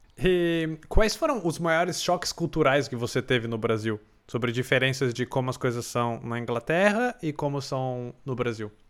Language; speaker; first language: Portuguese; native; Portuguese